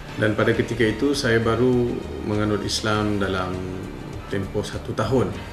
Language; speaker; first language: Malay; non-native, local second language; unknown